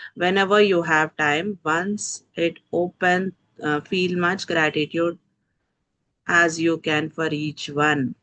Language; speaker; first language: English; non-native, local second language; Telugu